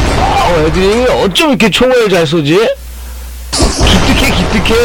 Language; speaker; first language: Korean; native; Korean